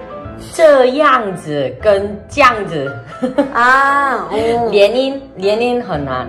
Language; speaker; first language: Chinese; non-native, learner; Korean